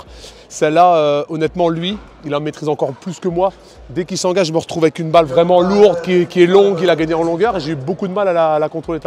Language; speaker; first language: French; native; French